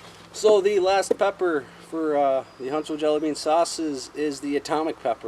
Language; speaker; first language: English; native; English